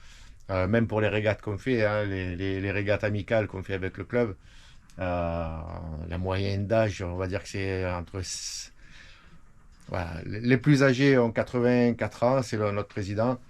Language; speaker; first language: French; native; French